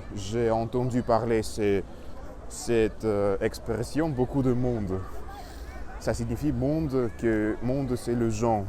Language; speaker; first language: French; non-native, learner; Russian